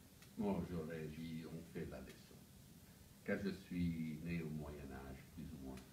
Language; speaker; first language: French; non-native, fluent; Italian